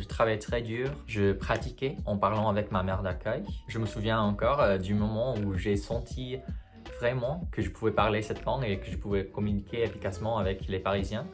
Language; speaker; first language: French; non-native, fluent; English